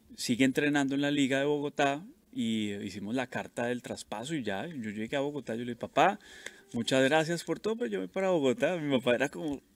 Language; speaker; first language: Spanish; native; Spanish